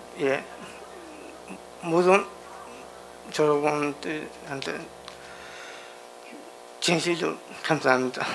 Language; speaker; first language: Korean; non-native, fluent; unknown